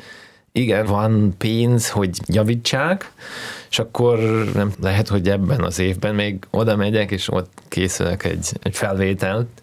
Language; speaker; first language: Hungarian; non-native, learner; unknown